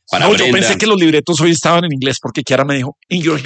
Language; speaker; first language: Spanish; native; Spanish